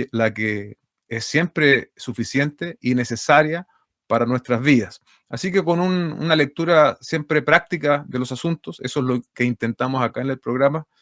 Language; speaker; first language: Spanish; native; Spanish